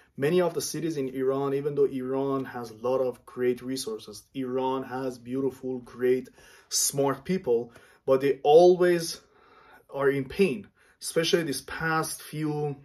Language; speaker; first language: English; non-native, fluent; Armenian